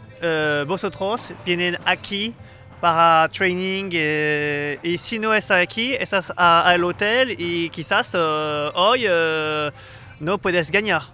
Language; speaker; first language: Spanish; non-native, learner; French